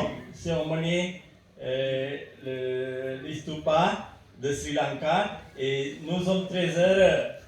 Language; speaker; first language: French; non-native, fluent; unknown